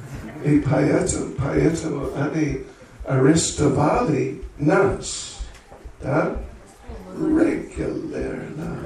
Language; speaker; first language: Russian; non-native, learner; English